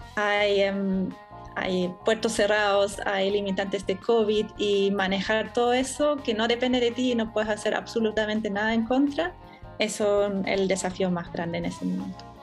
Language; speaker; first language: Spanish; non-native, fluent; German